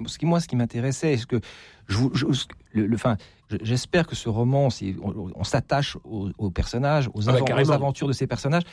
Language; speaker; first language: French; native; French